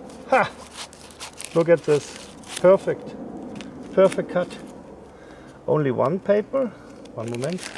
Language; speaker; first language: English; non-native, fluent; German